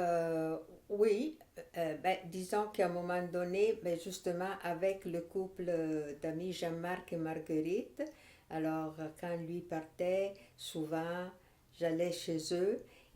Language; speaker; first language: French; non-native, fluent; Italian